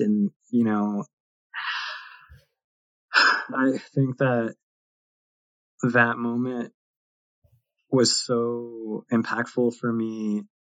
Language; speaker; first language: English; native; English